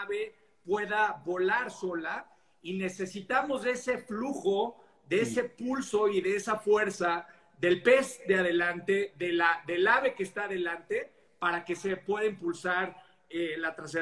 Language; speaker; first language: Spanish; native; Spanish